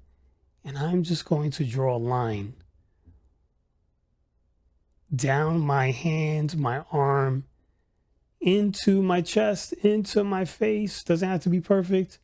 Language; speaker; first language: English; native; English